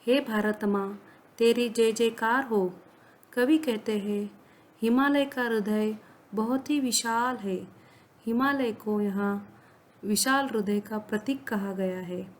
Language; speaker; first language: Hindi; non-native, local second language; Kannada